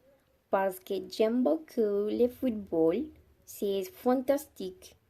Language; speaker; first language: French; non-native, learner; Spanish